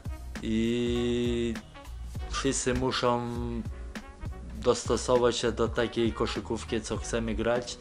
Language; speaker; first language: Polish; non-native, fluent; Lithuanian